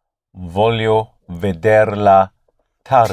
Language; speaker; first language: Italian; non-native, learner; English